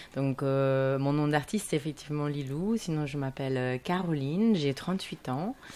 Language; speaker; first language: French; non-native, fluent; German